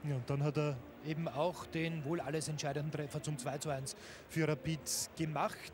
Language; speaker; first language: German; native; German